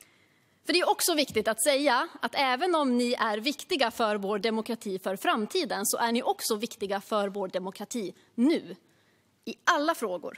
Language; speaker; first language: Swedish; native; Swedish